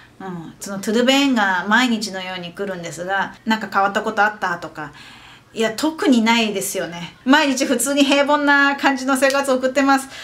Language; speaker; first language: Japanese; native; Japanese